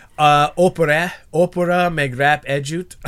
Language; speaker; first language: Hungarian; non-native, learner; English